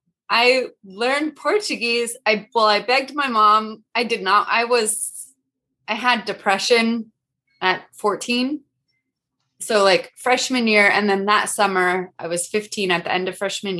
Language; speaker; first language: English; native; English